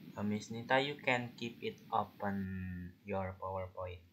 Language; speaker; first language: English; non-native, learner; Indonesian